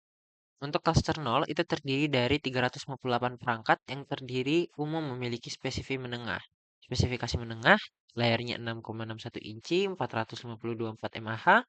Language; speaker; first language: Indonesian; native; Indonesian